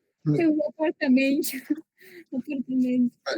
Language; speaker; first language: Portuguese; non-native, learner; Spanish